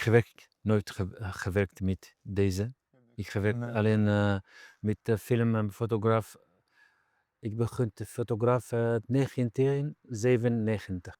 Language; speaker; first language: Dutch; non-native, learner; Arabic